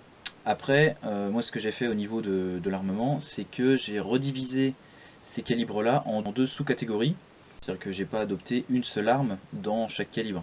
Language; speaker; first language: French; native; French